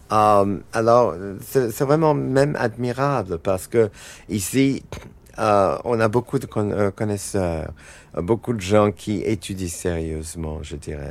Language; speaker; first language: French; non-native, fluent; English